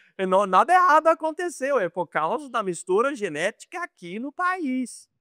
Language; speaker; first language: Portuguese; non-native, fluent; English